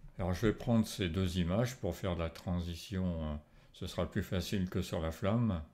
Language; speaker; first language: French; native; French